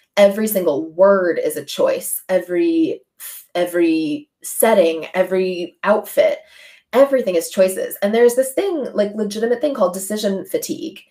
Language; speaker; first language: English; native; English